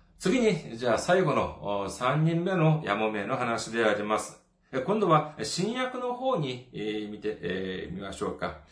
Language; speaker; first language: Japanese; non-native, fluent; Korean